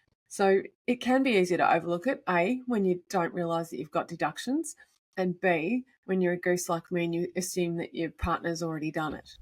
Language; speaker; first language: English; native; English